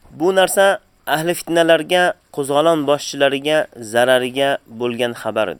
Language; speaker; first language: Uzbek; native; Uzbek